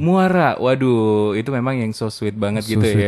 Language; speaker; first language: Indonesian; native; Indonesian